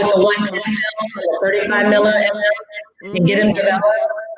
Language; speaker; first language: English; native; English